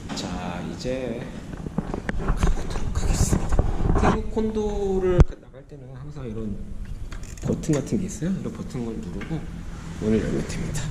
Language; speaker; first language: Korean; native; Korean